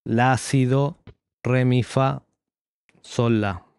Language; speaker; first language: Spanish; native; Spanish